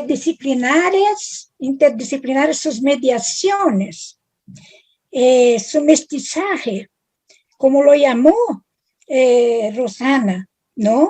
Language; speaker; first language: Spanish; non-native, fluent; Italian